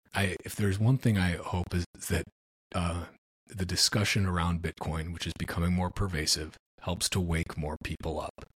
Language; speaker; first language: English; native; English